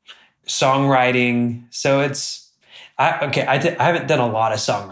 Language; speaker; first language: English; native; English